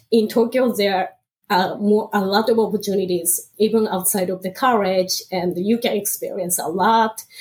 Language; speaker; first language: English; non-native, fluent; Japanese